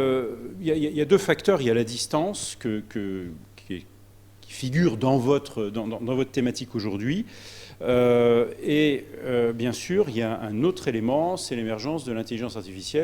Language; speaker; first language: French; native; French